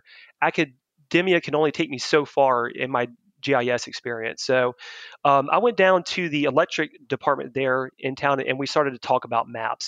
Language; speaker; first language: English; native; English